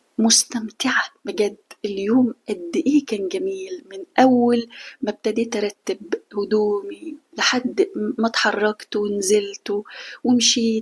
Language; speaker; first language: Arabic; native; Arabic